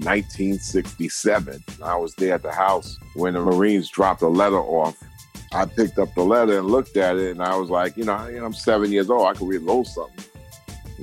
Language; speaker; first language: English; native; English